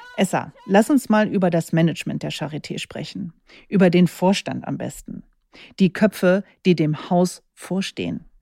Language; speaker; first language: German; native; German